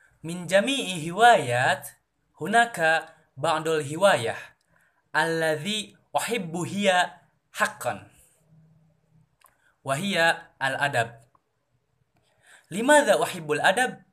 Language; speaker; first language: Arabic; non-native, learner; Indonesian